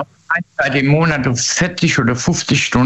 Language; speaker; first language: German; native; German